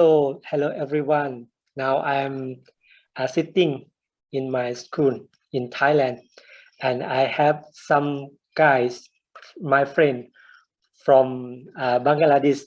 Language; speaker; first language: English; non-native, learner; Thai